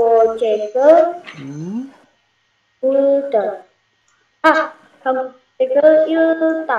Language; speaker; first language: Korean; non-native, learner; Indonesian